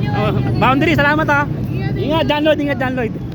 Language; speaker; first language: Filipino; native; Filipino